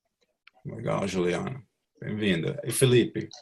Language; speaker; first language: Portuguese; non-native, fluent; English